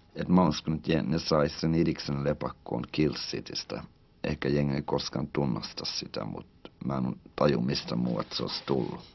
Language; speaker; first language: Finnish; early bilingual, heritage; Finnish